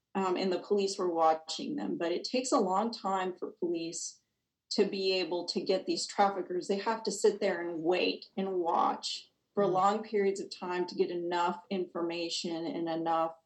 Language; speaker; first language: English; native; English